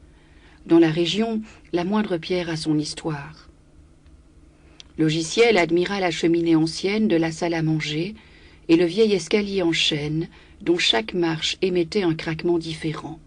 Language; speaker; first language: French; native; French